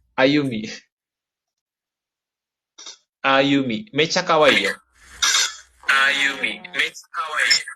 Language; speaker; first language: Japanese; non-native, fluent; Indonesian